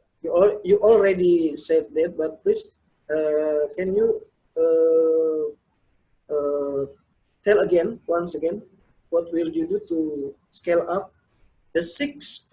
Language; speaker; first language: English; non-native, learner; Indonesian